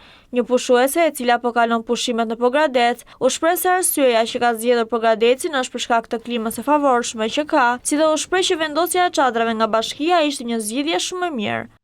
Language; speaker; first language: Albanian; native; Albanian